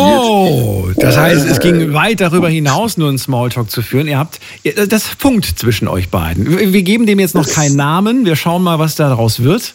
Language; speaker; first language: German; native; German